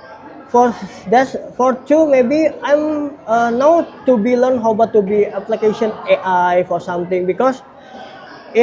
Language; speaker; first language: English; non-native, learner; Indonesian